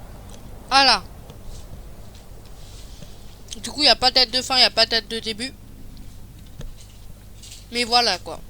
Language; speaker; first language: French; native; French